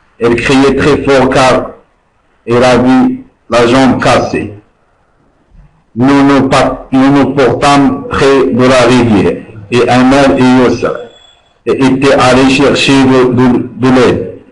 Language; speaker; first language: French; non-native, learner; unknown